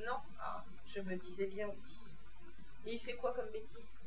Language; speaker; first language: French; native; French